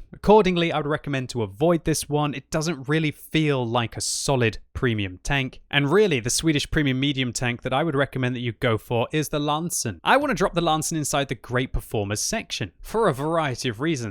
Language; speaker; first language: English; native; English